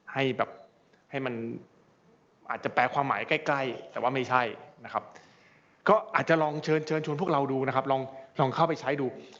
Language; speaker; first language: Thai; native; Thai